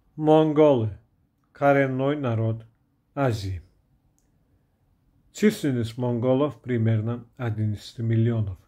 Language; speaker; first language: Russian; non-native, fluent; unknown